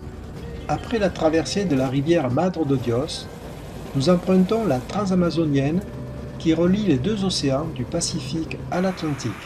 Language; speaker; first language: French; native; French